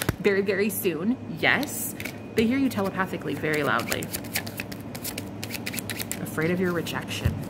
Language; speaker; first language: English; native; English